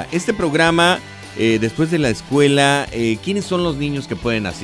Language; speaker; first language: Spanish; native; Spanish